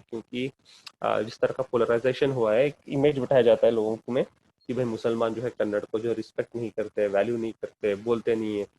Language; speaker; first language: Urdu; non-native, local second language; Kannada